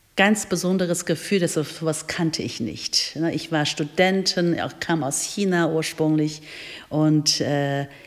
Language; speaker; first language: German; non-native, fluent; Chinese